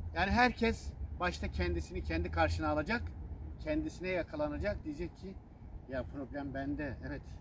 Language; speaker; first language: Turkish; non-native, local second language; Zaza